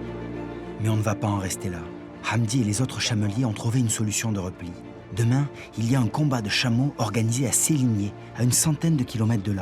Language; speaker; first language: French; native; French